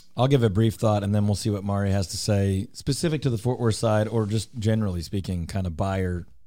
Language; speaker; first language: English; native; English